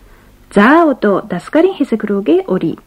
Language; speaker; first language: Mongolian; non-native, fluent; Japanese